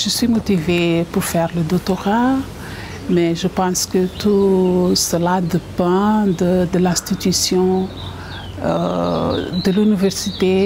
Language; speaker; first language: French; non-native, fluent; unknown